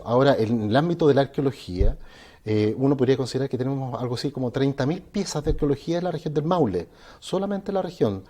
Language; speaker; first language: Spanish; native; Spanish